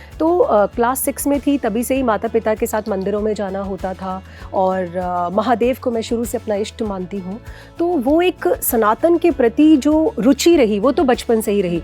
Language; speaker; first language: Hindi; native; Hindi